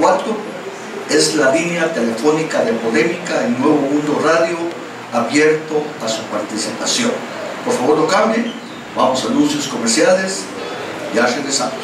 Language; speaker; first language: Spanish; native; Spanish